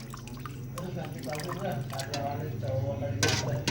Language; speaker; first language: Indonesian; non-native, local second language; Javanese